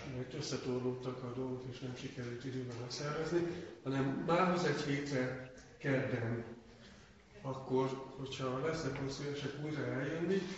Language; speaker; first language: Hungarian; native; Hungarian